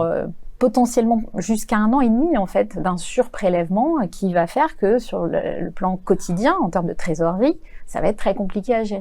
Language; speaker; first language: French; native; French